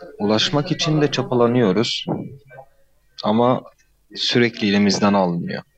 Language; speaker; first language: Turkish; non-native, fluent; Arabic